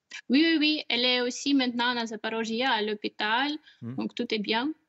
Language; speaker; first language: French; non-native, fluent; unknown